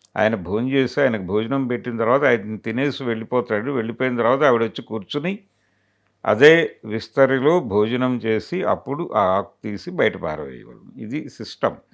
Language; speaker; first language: Telugu; native; Telugu